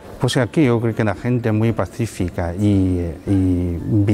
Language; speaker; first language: Spanish; non-native, fluent; Chinese